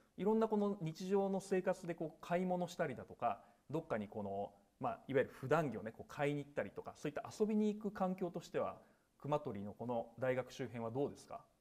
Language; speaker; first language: Japanese; native; Japanese